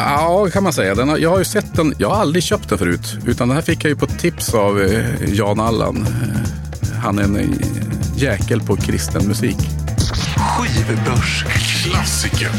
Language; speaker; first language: Swedish; native; Swedish